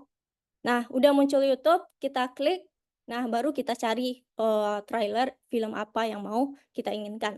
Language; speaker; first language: Indonesian; native; Indonesian